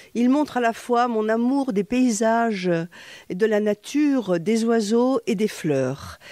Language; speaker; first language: French; native; French